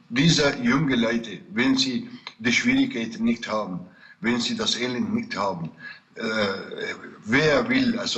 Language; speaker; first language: German; non-native, fluent; Kurdish